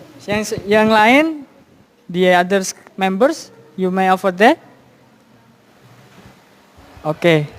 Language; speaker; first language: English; non-native, fluent; Indonesian